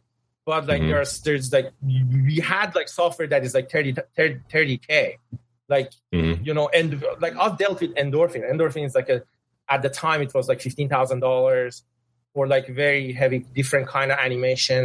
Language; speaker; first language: English; non-native, fluent; Persian